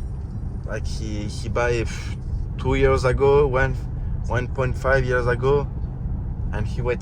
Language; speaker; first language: English; non-native, learner; French